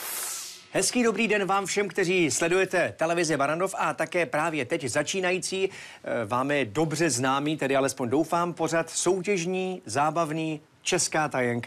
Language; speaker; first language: Czech; native; Czech